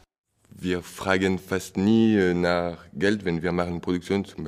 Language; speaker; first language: German; non-native, learner; French